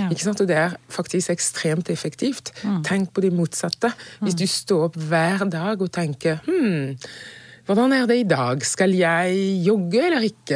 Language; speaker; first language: Norwegian; non-native, fluent; French